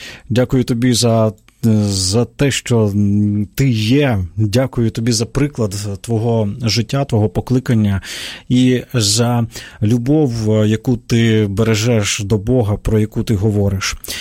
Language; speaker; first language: Ukrainian; native; Ukrainian